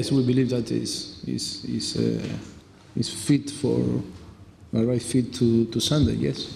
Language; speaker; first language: English; non-native, fluent; Spanish